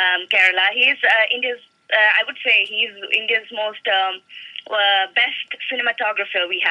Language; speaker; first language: English; non-native, local second language; Malayalam